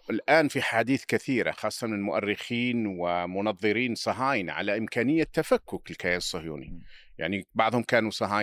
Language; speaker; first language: Arabic; native; Arabic